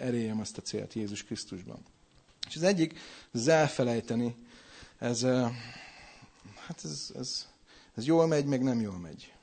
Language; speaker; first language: Hungarian; native; Hungarian